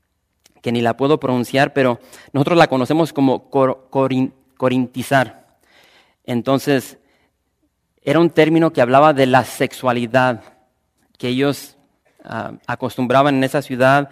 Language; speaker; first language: Spanish; native; Spanish